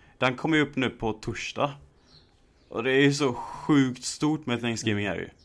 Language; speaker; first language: Swedish; native; Swedish